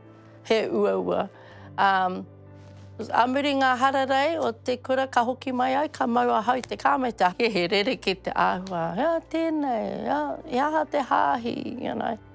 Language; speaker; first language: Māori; non-native, local second language; English